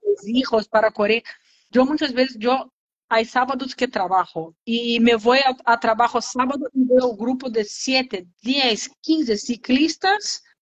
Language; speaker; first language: Spanish; non-native, learner; Portuguese